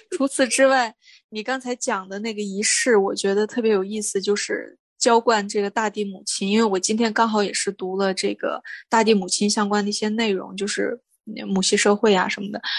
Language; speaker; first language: Chinese; non-native, local second language; Mongolian